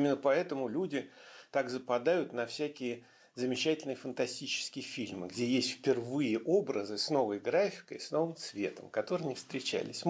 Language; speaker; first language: Russian; native; Russian